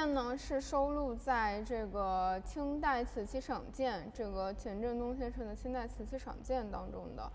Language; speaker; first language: Chinese; native; Chinese